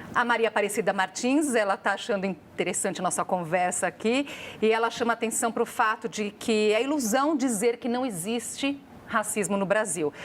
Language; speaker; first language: Portuguese; native; Portuguese